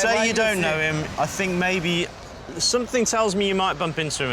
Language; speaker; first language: English; native; English